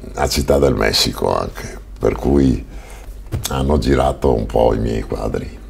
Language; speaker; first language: Italian; native; Italian